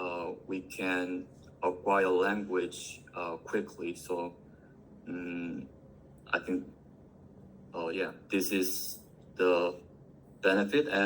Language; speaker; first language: English; non-native, learner; Korean